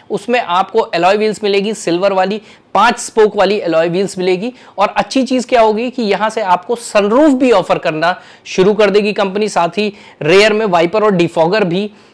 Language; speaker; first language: Hindi; native; Hindi